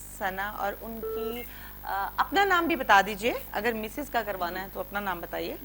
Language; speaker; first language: Urdu; native; Urdu